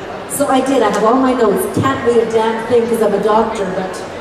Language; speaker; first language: English; early bilingual, other home language; Ukrainian